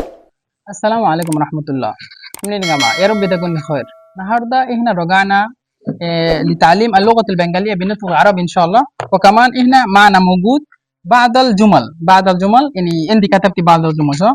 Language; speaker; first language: Arabic; non-native, learner; Bangla